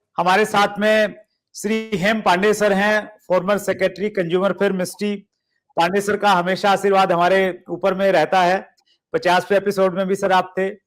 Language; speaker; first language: Hindi; native; Hindi